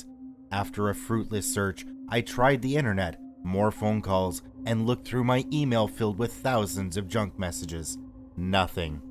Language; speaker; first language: English; native; English